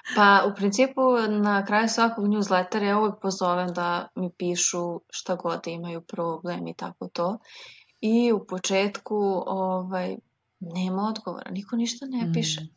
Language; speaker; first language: Serbian; native; Serbian